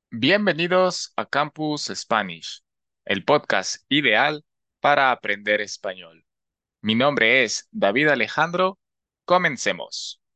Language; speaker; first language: Spanish; native; Spanish